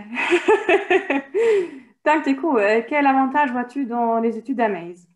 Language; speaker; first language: French; non-native, fluent; German